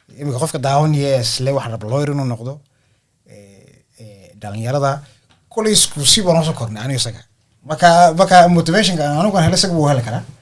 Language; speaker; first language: Somali; early bilingual, heritage; Somali